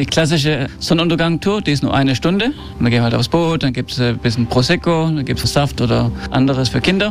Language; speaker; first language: German; early bilingual, heritage; German